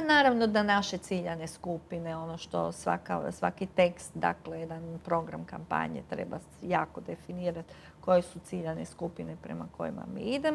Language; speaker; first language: Croatian; native; Croatian